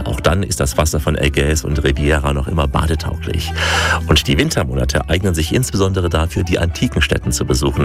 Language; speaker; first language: German; native; German